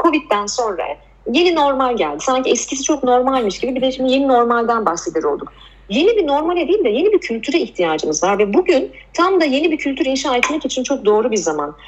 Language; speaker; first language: Turkish; native; Turkish